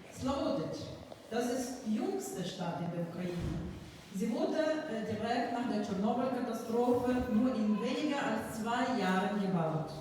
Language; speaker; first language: German; non-native, learner; Ukrainian